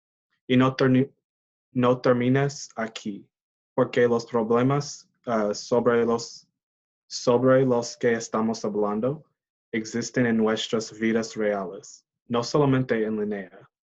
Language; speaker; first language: Spanish; non-native, learner; English